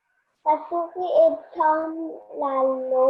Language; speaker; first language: French; non-native, learner; Chinese